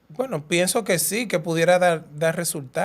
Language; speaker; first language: Spanish; native; Spanish